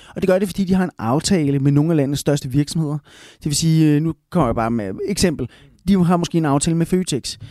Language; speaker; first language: Danish; early bilingual, other home language; Spanish